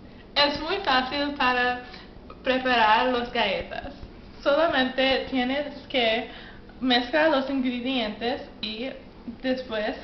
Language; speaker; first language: Spanish; non-native, learner; English